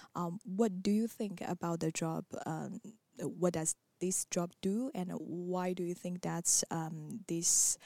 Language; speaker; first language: English; non-native, fluent; Chinese